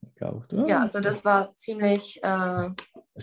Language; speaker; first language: German; non-native, fluent; Czech